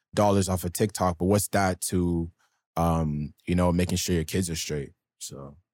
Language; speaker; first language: English; native; English